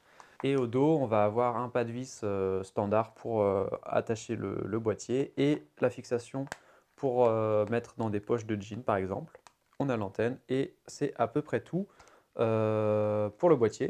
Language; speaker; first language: French; native; French